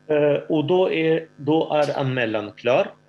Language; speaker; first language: Swedish; non-native, fluent; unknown